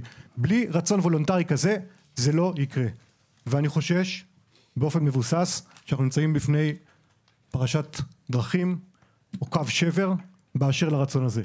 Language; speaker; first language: Hebrew; native; Hebrew